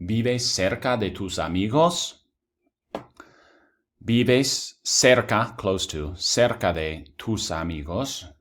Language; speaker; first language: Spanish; non-native, fluent; English